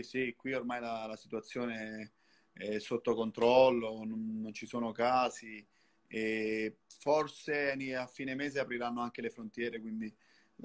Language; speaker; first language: Italian; native; Italian